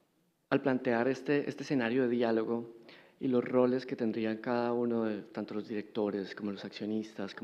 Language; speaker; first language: Spanish; native; Spanish